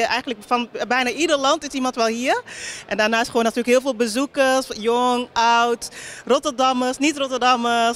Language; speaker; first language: Dutch; native; Dutch